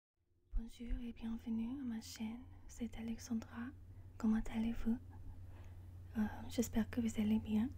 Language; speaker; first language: French; non-native, learner; English